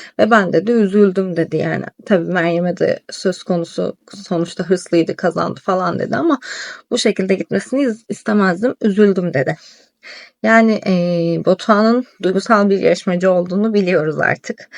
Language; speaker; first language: Turkish; native; Turkish